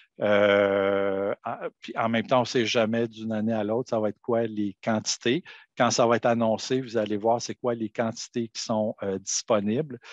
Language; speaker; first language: French; native; French